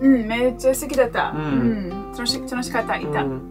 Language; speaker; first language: Japanese; non-native, learner; English